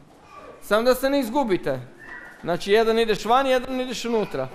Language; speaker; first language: Croatian; native; Croatian